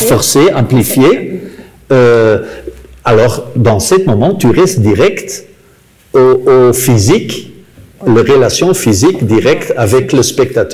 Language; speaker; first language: French; non-native, local second language; Dutch